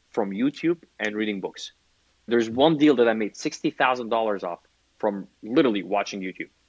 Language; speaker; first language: English; non-native, fluent; Arabic